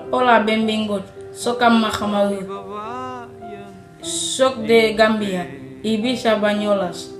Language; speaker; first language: Catalan; non-native, learner; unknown